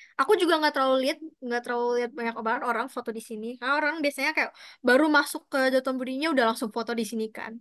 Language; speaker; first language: Indonesian; native; Indonesian